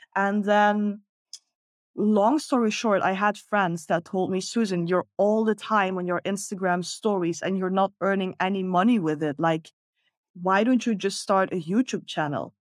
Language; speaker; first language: English; non-native, fluent; Dutch